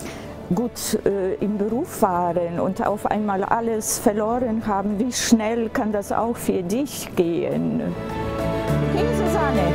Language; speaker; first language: German; non-native, fluent; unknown